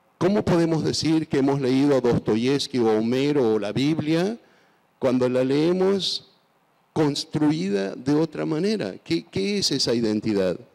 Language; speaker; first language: Spanish; non-native, local second language; English